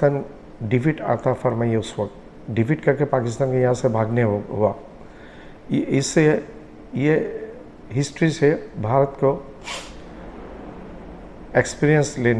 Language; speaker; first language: Hindi; non-native, learner; Bangla